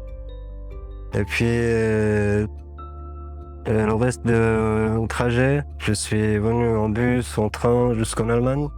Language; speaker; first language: French; non-native, fluent; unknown